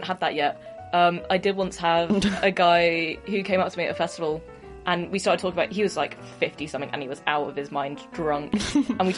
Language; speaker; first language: English; native; English